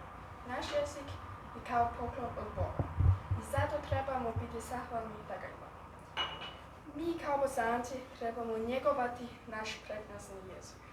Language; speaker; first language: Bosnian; early bilingual, heritage; Bosnian